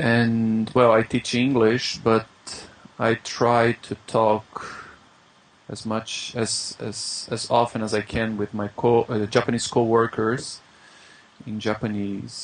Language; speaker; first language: English; non-native, fluent; Portuguese